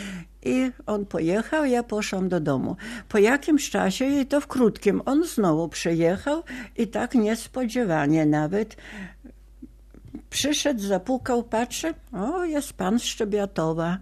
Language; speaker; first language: Polish; non-native, local second language; Ukrainian